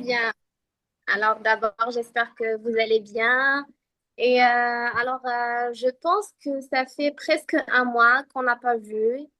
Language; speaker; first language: French; non-native, fluent; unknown